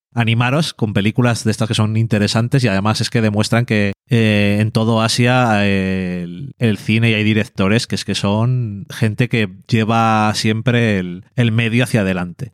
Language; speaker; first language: Spanish; native; Spanish